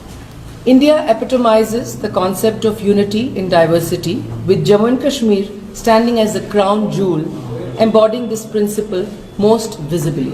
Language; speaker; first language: English; non-native, local second language; Hindi